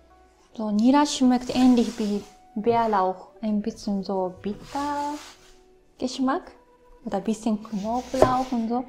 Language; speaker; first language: German; non-native, fluent; Japanese